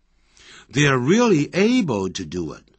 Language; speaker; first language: English; non-native, fluent; Chinese